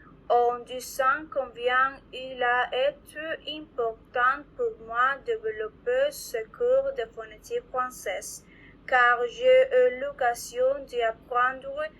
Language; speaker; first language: French; non-native, learner; Spanish